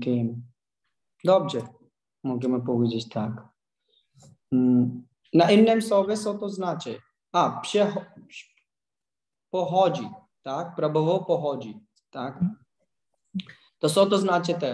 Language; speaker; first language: Polish; non-native, learner; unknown